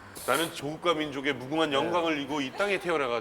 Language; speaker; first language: Korean; native; Korean